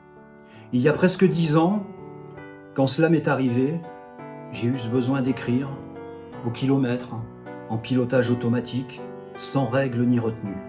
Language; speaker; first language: French; native; French